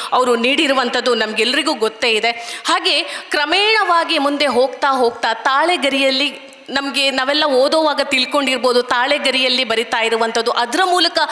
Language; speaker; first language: Kannada; native; Kannada